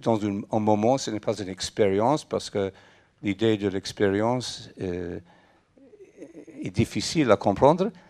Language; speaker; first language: French; non-native, fluent; English